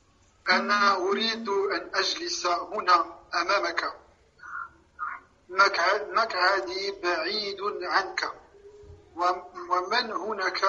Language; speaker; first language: Arabic; non-native, learner; French